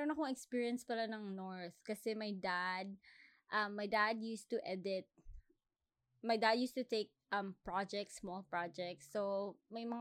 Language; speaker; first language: English; non-native, local second language; Filipino